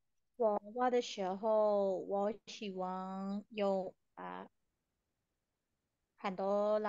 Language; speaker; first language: Chinese; non-native, learner; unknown